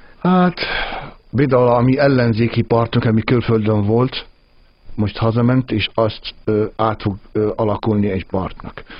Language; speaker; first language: Hungarian; non-native, fluent; Arabic